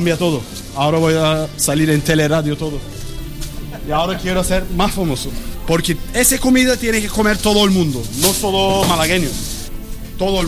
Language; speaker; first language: Spanish; non-native, learner; Turkish